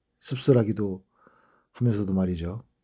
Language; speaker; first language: Korean; native; Korean